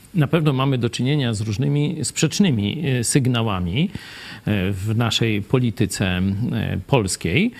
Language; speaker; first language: Polish; native; Polish